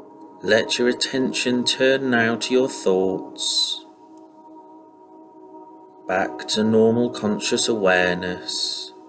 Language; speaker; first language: English; native; English